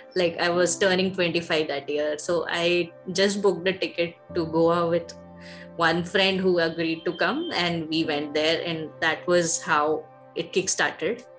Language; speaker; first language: English; non-native, local second language; Hindi